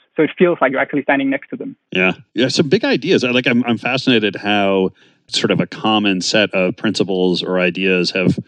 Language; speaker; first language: English; non-native, fluent; Danish